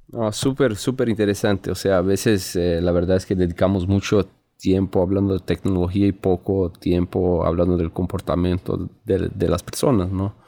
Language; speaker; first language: Spanish; non-native, fluent; Portuguese